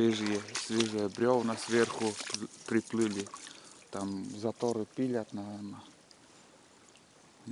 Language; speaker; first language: Russian; native; Russian